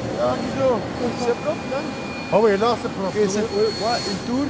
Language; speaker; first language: French; native; French